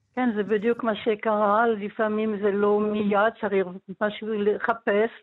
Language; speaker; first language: Hebrew; non-native, fluent; French